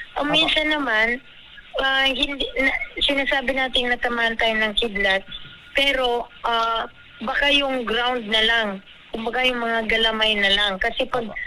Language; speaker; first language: Filipino; non-native, local second language; Bikol